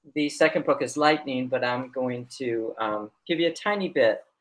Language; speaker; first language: English; native; English